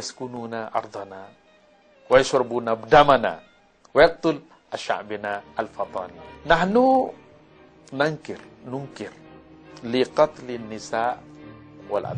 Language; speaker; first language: Arabic; non-native, learner; Malay